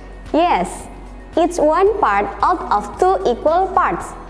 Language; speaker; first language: English; non-native, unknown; Indonesian